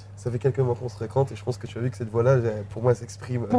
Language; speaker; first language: French; native; French